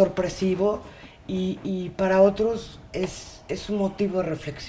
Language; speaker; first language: Spanish; native; Spanish